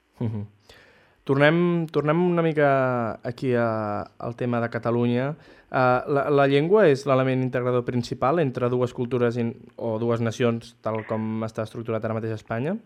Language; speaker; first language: Catalan; native; Catalan